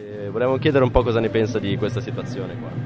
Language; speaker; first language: Italian; native; Italian